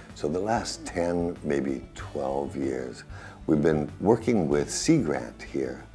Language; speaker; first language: English; native; English